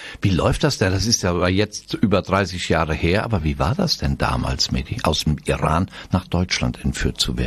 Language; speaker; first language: German; native; German